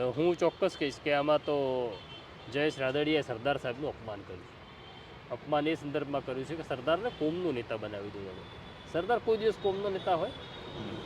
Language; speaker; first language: Gujarati; non-native, local second language; Marathi